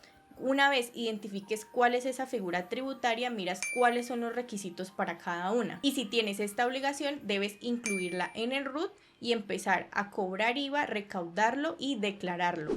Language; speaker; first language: Spanish; native; Spanish